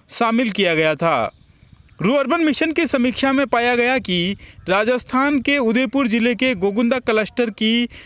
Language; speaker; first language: Hindi; native; Hindi